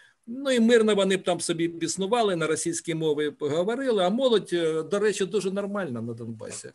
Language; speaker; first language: Ukrainian; native; Ukrainian